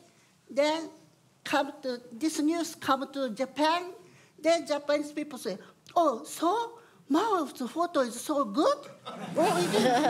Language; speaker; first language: English; non-native, learner; Japanese